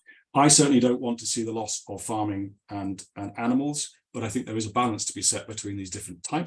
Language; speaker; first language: English; native; English